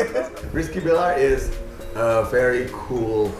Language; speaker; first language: English; non-native, learner; Indonesian